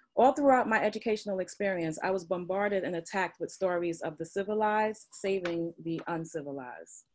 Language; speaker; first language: English; native; English